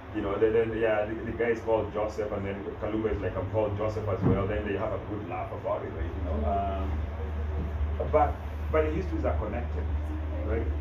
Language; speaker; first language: English; non-native, local second language; Kikuyu